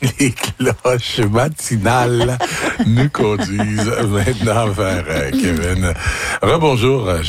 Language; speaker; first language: French; native; French